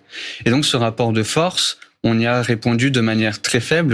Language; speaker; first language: French; native; French